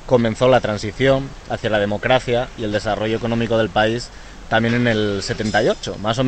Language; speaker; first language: Spanish; native; Spanish